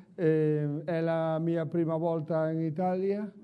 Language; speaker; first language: Italian; non-native, learner; Spanish